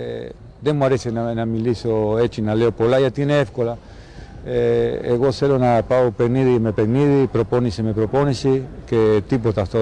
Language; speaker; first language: Greek; non-native, learner; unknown